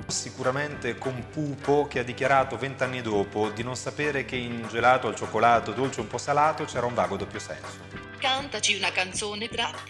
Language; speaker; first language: Italian; native; Italian